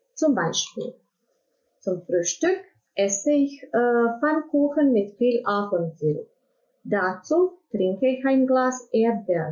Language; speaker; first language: German; non-native, fluent; Croatian